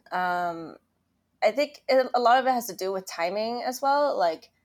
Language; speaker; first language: English; non-native, local second language; Cantonese